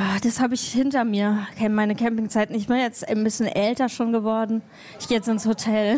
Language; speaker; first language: German; native; German